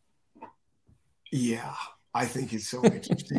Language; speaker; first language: English; native; English